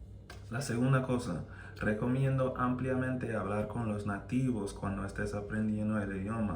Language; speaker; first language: Spanish; non-native, fluent; English